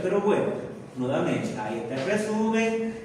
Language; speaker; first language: Spanish; native; Spanish